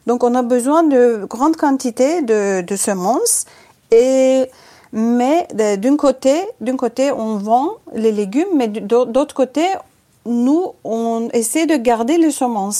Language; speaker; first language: French; non-native, fluent; Turkish